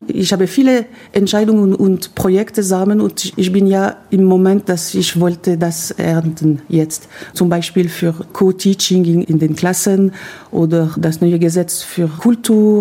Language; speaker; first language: German; non-native, local second language; French